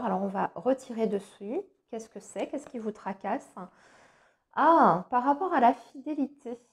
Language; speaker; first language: French; native; French